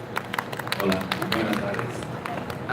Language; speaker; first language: Spanish; non-native, fluent; English